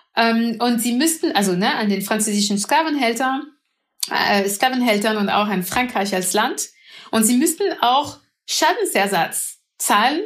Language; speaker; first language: German; non-native, fluent; French